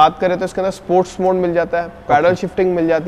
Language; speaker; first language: Hindi; native; Hindi